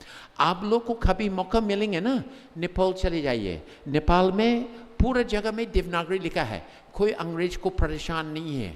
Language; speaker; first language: Hindi; non-native, fluent; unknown